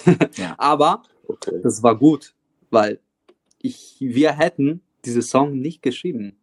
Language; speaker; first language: German; non-native, fluent; Italian